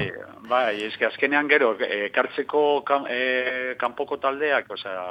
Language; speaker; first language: Basque; non-native, local second language; Spanish